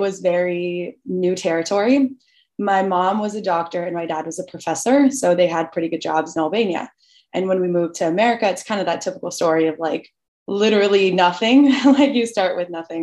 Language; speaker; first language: English; early bilingual, other home language; Albanian